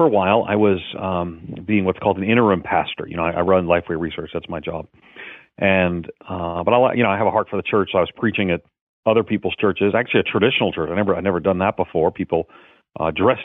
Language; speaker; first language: English; native; English